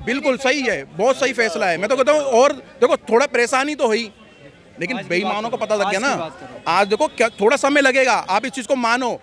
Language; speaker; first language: Hindi; native; Hindi